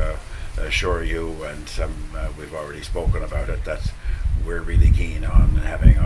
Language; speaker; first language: English; native; English